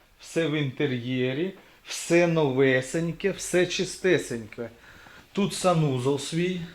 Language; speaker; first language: Ukrainian; non-native, local second language; Russian